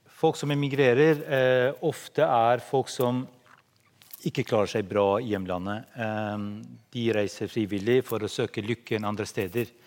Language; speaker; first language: Norwegian; non-native, fluent; Albanian